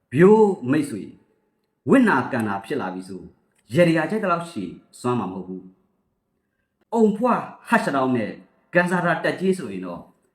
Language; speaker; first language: Burmese; native; Burmese